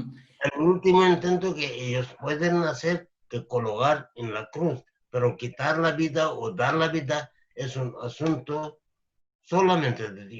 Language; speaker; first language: Spanish; non-native, learner; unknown